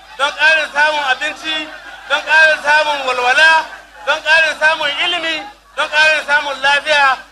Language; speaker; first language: Hausa; native; Hausa